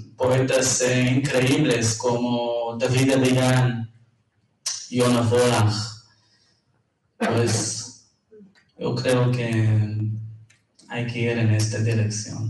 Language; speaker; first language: Spanish; non-native, fluent; Hebrew